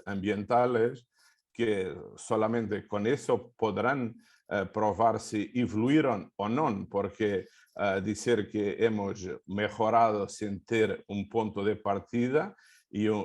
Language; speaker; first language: Spanish; non-native, fluent; Portuguese